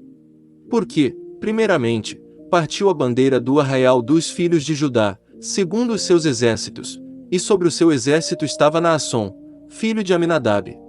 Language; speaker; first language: Portuguese; native; Portuguese